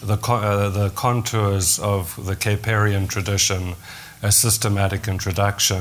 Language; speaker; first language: English; native; English